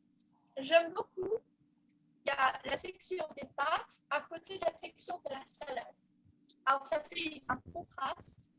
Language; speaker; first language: French; early bilingual, heritage; French